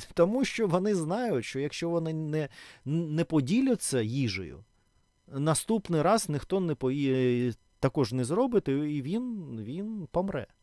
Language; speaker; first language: Ukrainian; non-native, local second language; Russian